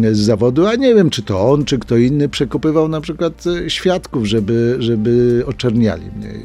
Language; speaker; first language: Polish; native; Polish